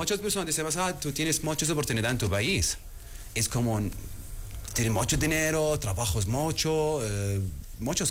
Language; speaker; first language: Spanish; non-native, learner; Arabic